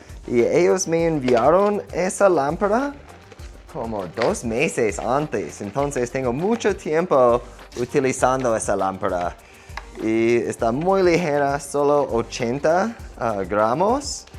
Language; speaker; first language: Spanish; non-native, fluent; English